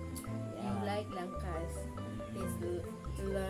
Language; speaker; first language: English; non-native, local second language; Filipino